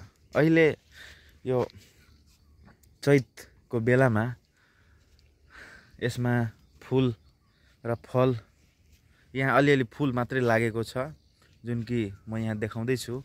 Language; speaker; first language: Nepali; non-native, local second language; Maithili